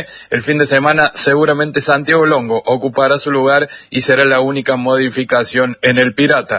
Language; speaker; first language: Spanish; native; Spanish